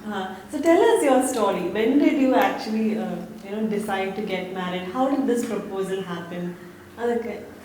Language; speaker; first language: English; non-native, local second language; Malayalam